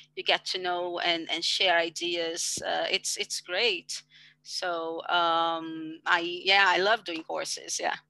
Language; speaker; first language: English; non-native, fluent; Portuguese